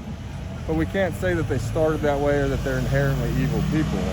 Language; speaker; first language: English; native; English